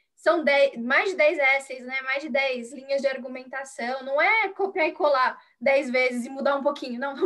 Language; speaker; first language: Portuguese; native; Portuguese